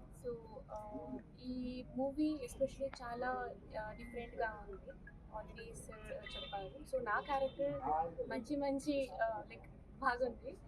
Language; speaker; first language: Telugu; non-native, learner; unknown